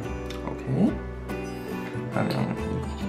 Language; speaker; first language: Korean; non-native, fluent; Japanese